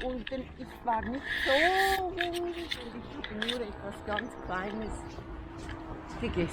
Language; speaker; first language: German; non-native, fluent; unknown